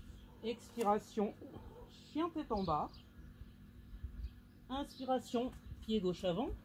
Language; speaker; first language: French; native; French